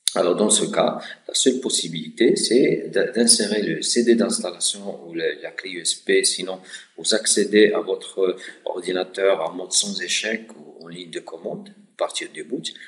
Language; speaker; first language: French; non-native, local second language; Arabic